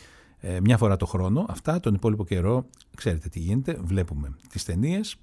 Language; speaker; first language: Greek; native; Greek